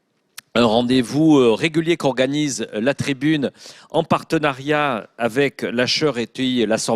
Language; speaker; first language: French; native; French